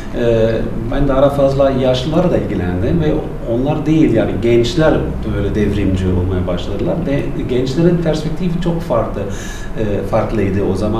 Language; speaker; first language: Turkish; non-native, fluent; German